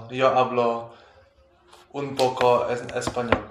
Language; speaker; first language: Spanish; non-native, learner; Polish